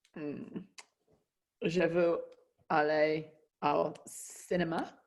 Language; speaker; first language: French; non-native, learner; English